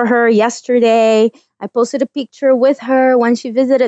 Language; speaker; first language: English; non-native, fluent; Portuguese